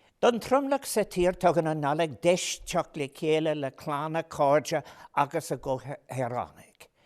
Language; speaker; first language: Irish; non-native, local second language; English